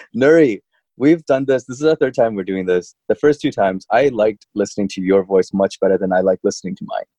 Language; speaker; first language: English; early bilingual, other home language; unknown